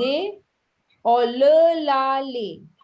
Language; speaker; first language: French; non-native, fluent; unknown